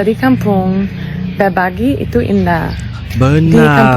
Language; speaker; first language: Indonesian; non-native, fluent; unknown